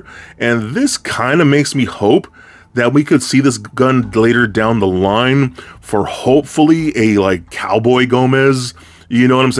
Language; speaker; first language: English; native; English